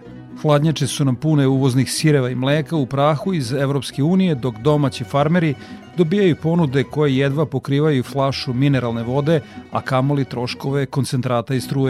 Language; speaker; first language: Serbian; native; Serbian